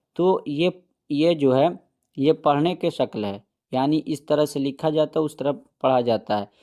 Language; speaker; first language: Hindi; native; Hindi